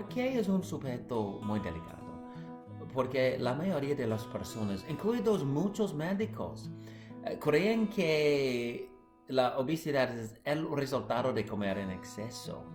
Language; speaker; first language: Spanish; non-native, fluent; English